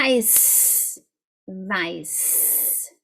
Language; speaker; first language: German; non-native, fluent; English